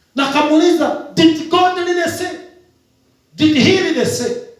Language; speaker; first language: English; non-native, local second language; Swahili